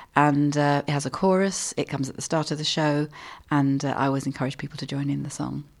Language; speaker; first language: English; native; English